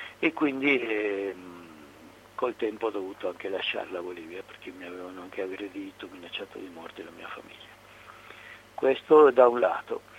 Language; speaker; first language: Italian; non-native, fluent; Spanish